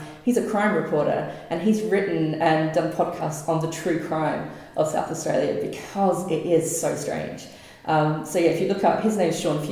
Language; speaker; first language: English; native; English